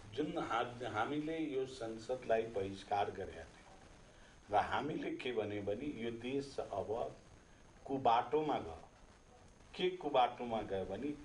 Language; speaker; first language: Nepali; non-native, local second language; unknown